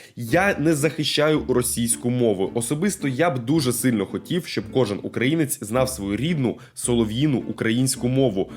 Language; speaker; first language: Ukrainian; non-native, local second language; Russian